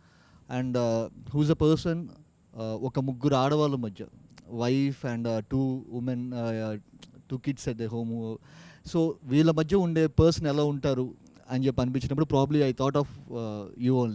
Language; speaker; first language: Telugu; native; Telugu